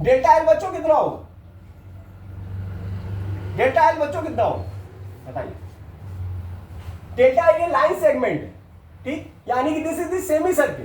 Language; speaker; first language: Hindi; native; Hindi